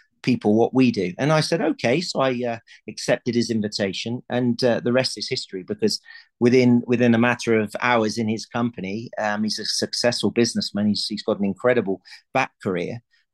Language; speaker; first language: English; native; English